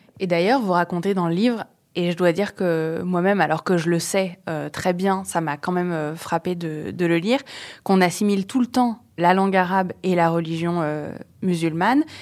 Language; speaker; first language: French; native; French